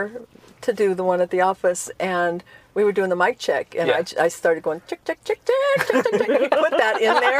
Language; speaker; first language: English; native; English